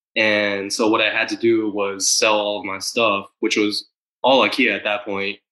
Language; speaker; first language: English; native; English